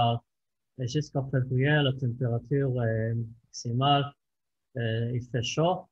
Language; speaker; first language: French; non-native, fluent; Hebrew